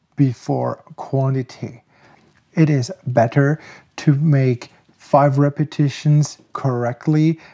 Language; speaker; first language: English; non-native, fluent; German